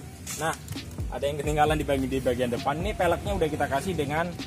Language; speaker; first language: Indonesian; native; Indonesian